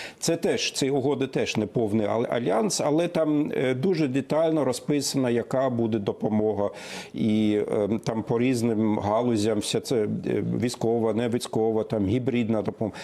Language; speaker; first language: Ukrainian; non-native, fluent; German